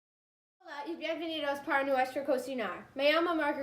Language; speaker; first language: Spanish; non-native, learner; English